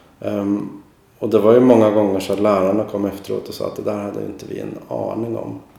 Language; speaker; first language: Swedish; native; Swedish